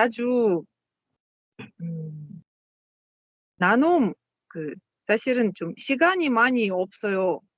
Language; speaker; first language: Korean; non-native, learner; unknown